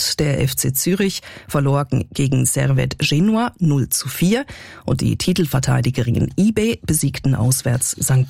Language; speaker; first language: German; native; German